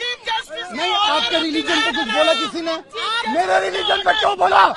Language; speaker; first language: Hindi; non-native, local second language; Punjabi